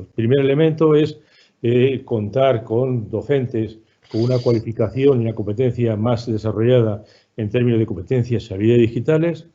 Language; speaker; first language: Spanish; native; Spanish